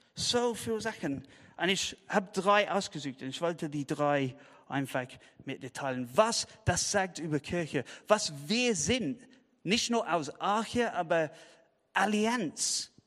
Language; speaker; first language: German; non-native, fluent; English